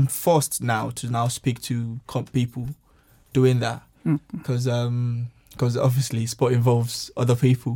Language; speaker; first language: English; non-native, local second language; Yoruba